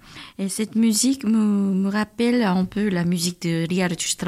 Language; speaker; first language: French; non-native, learner; Korean